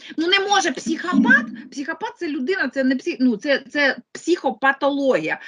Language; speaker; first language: Ukrainian; non-native, local second language; Russian